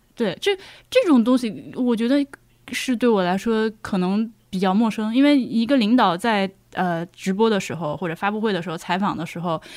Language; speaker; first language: Chinese; native; Chinese